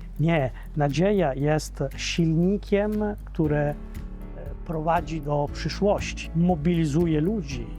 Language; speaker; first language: Polish; non-native, fluent; Italian